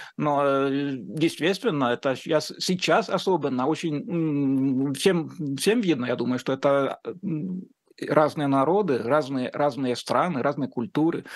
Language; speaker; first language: Russian; non-native, fluent; Finnish